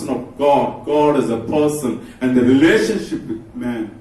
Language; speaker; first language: English; non-native, local second language; Telugu